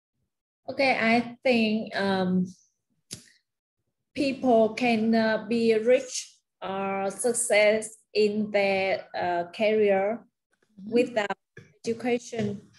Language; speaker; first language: English; non-native, learner; Vietnamese